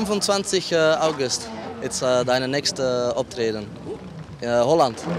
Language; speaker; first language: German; non-native, learner; Dutch